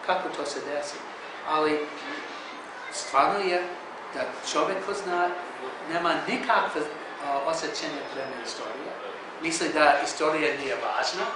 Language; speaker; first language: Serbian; non-native, learner; English